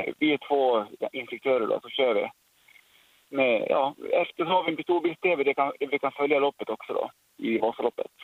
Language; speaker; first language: Swedish; native; Swedish